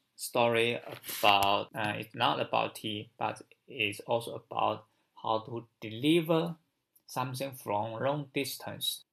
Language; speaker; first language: English; non-native, learner; Chinese